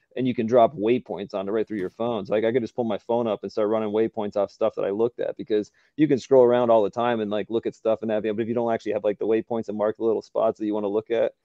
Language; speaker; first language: English; native; English